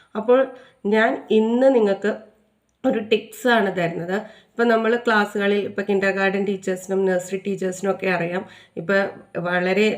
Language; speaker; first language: Malayalam; native; Malayalam